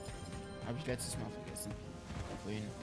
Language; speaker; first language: German; native; German